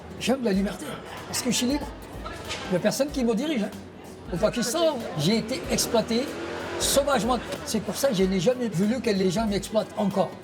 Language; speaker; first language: French; non-native, fluent; Urdu